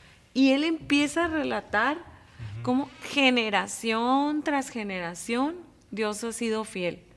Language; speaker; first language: Spanish; native; Spanish